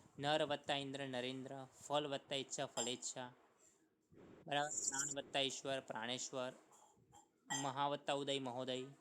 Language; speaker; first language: Hindi; non-native, local second language; Gujarati